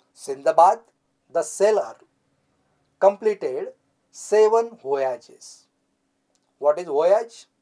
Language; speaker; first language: English; non-native, local second language; Marathi